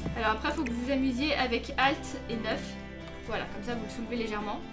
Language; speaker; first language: French; native; French